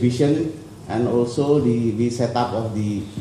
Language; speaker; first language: English; non-native, learner; Indonesian